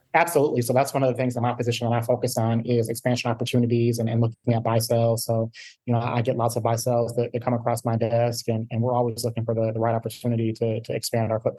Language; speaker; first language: English; native; English